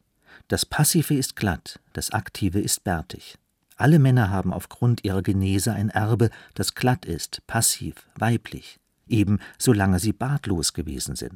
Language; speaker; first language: German; native; German